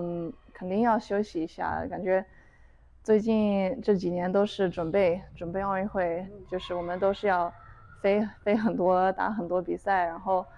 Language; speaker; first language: Chinese; early bilingual, heritage; Chinese